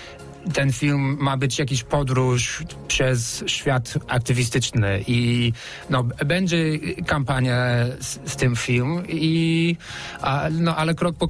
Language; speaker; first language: Polish; non-native, fluent; English